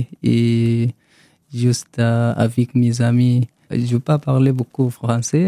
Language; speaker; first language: French; non-native, learner; Arabic